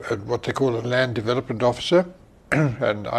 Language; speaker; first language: English; native; English